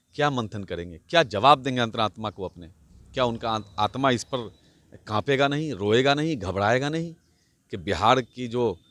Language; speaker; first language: Hindi; native; Hindi